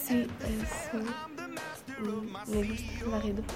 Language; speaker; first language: Spanish; non-native, learner; French